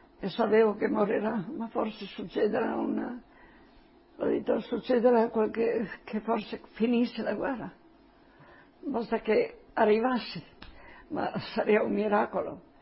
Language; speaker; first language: Italian; non-native, local second language; Slovenian